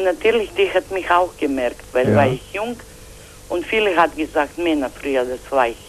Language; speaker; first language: German; non-native, fluent; Croatian